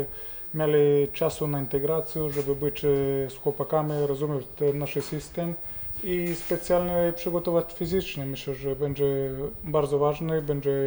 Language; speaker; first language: Polish; non-native, fluent; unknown